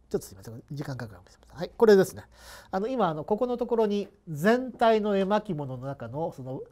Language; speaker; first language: Japanese; native; Japanese